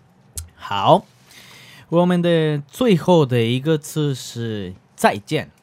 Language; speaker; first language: Chinese; non-native, learner; Spanish